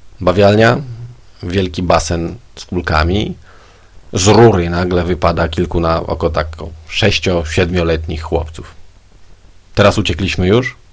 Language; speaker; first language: Polish; native; Polish